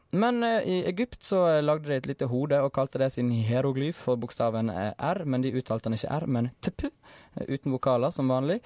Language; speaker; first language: Norwegian; native; Norwegian